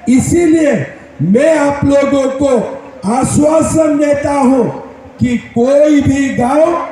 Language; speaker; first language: Hindi; non-native, local second language; Assamese